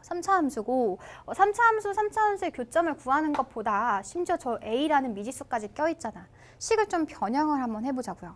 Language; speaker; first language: Korean; native; Korean